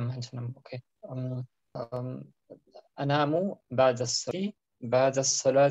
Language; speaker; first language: Arabic; non-native, learner; German